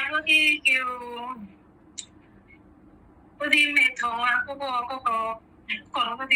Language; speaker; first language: Cantonese; non-native, learner; Indonesian